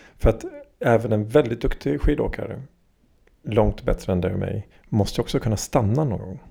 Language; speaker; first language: Swedish; native; Swedish